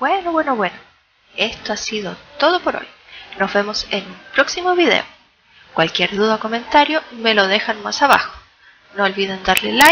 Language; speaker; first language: Spanish; native; Spanish